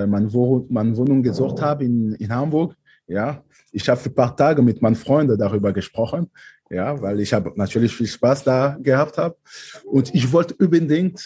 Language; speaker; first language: German; non-native, fluent; French